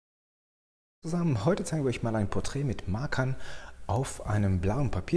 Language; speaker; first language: German; native; German